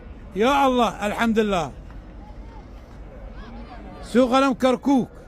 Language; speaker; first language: Arabic; native; Arabic